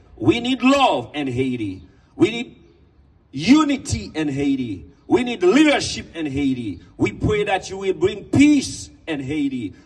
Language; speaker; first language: English; non-native, fluent; Haitian Creole